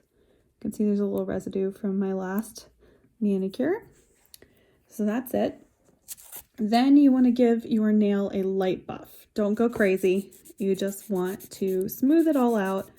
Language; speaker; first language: English; native; English